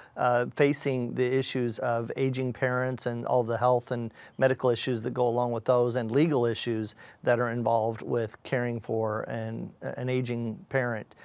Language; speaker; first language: English; native; English